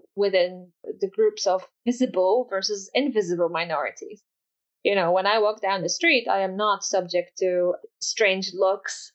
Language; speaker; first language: English; non-native, fluent; Polish